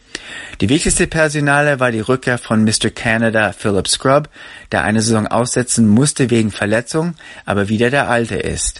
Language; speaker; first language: German; native; German